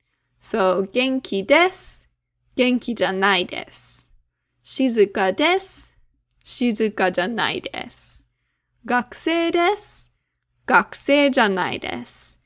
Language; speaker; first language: Japanese; non-native, fluent; English